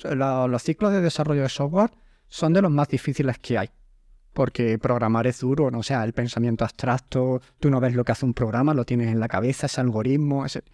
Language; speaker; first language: Spanish; native; Spanish